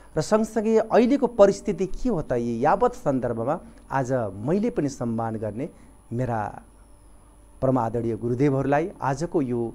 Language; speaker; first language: Nepali; native; Nepali